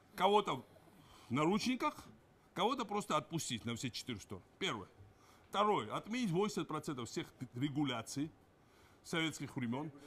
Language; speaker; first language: Russian; non-native, local second language; Georgian